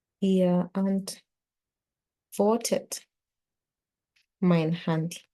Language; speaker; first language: German; non-native, learner; English